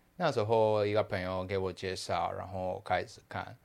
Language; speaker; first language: Chinese; non-native, fluent; Spanish